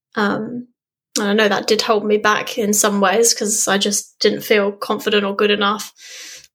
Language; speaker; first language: English; native; English